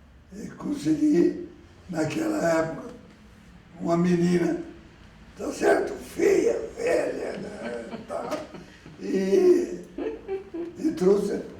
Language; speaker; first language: Portuguese; early bilingual, other home language; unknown